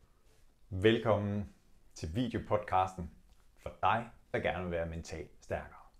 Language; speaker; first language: Danish; native; Danish